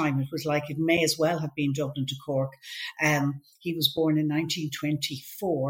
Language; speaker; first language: English; native; English